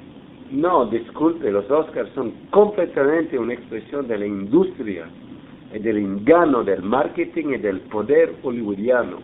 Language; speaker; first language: Spanish; non-native, fluent; English